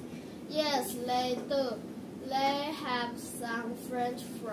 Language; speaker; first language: English; non-native, learner; Chinese